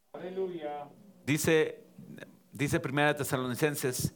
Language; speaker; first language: Spanish; native; Spanish